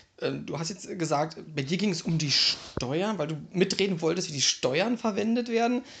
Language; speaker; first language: German; native; German